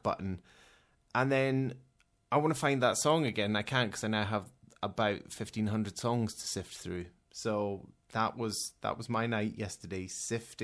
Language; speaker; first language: English; native; English